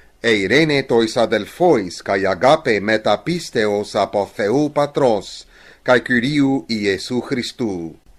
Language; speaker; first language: Greek; non-native, learner; English